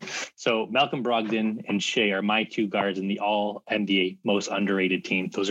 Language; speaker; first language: English; native; English